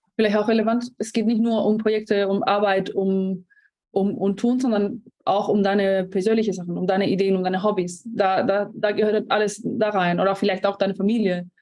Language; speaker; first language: German; non-native, fluent; Spanish